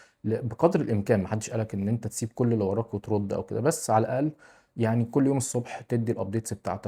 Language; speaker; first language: Arabic; native; Arabic